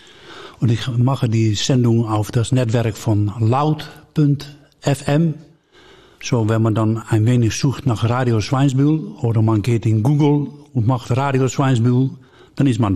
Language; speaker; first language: German; non-native, learner; Dutch